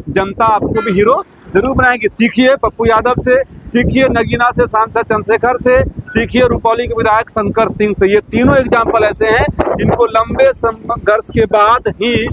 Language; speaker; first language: Hindi; native; Hindi